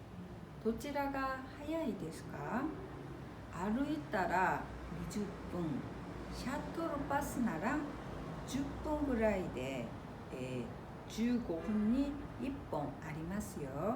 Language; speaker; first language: Japanese; non-native, fluent; Korean